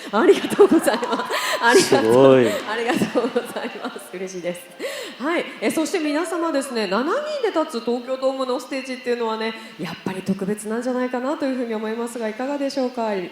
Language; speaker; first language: Japanese; native; Japanese